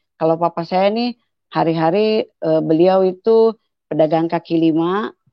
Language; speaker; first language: Indonesian; native; Indonesian